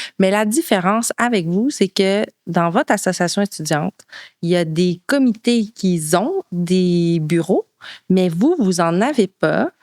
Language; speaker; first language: French; native; French